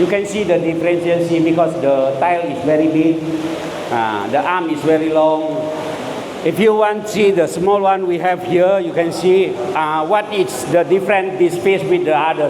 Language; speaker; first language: English; non-native, learner; Indonesian